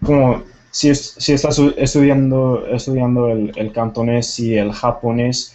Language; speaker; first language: Spanish; non-native, fluent; Tamil